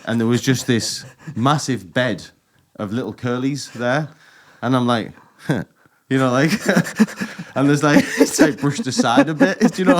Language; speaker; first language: English; native; English